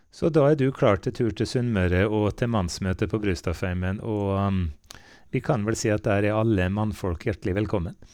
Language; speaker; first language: Norwegian; native; Norwegian